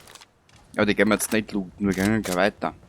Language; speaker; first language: German; native; German